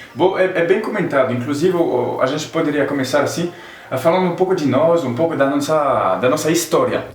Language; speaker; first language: Portuguese; non-native, fluent; French